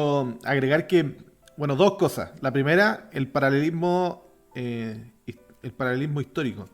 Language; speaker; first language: Spanish; native; Spanish